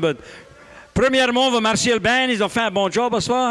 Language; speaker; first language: French; early bilingual, heritage; French